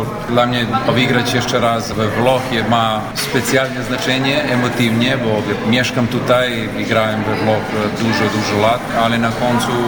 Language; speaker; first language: Polish; non-native, fluent; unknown